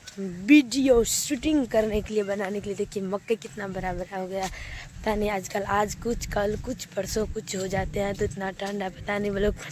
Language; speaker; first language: Hindi; native; Hindi